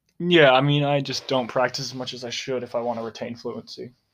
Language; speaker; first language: English; native; English